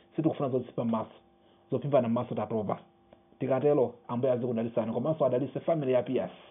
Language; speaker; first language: Nyanja; non-native, local second language; Yao